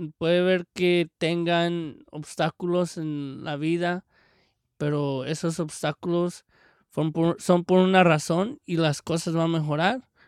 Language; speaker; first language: Spanish; early bilingual, heritage; Spanish